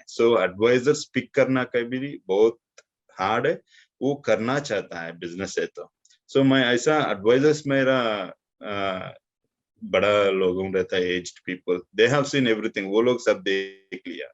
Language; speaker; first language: Hindi; non-native, local second language; Telugu